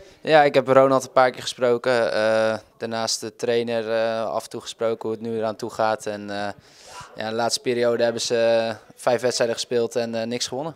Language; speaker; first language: Dutch; native; Dutch